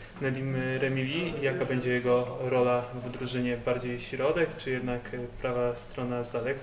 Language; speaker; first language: Polish; native; Polish